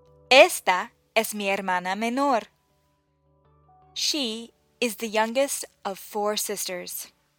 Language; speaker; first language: English; native; English